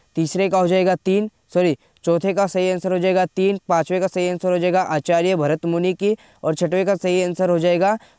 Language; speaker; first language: Hindi; native; Hindi